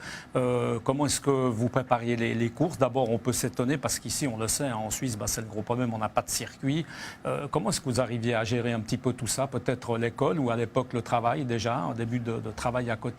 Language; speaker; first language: French; native; French